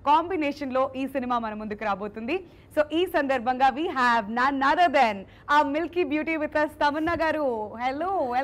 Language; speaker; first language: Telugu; native; Telugu